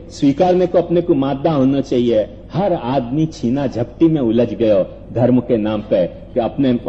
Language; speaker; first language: Hindi; native; Hindi